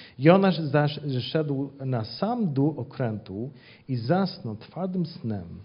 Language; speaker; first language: Polish; non-native, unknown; English